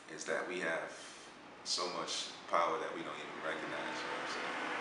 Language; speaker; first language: English; native; English